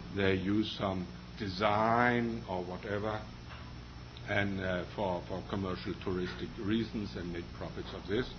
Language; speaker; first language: English; non-native, fluent; Danish